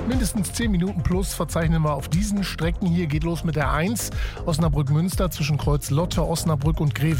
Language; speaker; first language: German; native; German